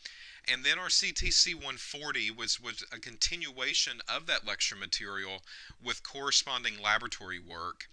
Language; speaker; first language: English; native; English